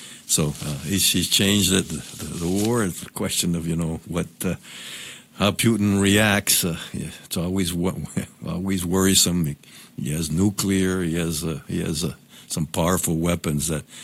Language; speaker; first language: English; non-native, local second language; Spanish